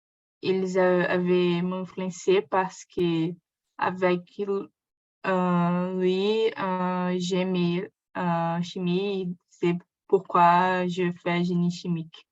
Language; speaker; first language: French; non-native, learner; Portuguese